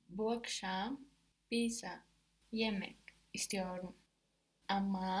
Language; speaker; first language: Turkish; non-native, learner; English